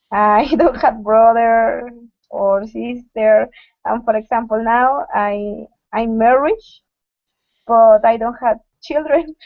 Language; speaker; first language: English; non-native, learner; Spanish